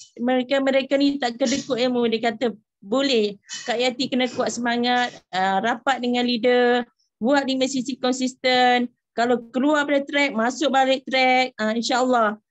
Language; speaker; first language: Malay; native; Malay